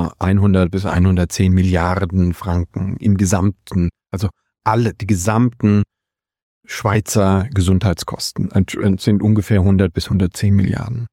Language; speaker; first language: German; native; German